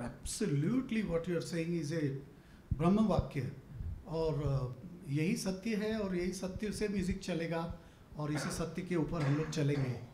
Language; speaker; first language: Hindi; native; Hindi